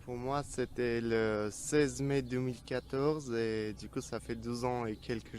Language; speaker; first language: French; non-native, fluent; Armenian